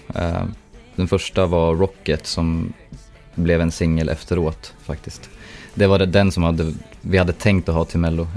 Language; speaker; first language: Swedish; native; Swedish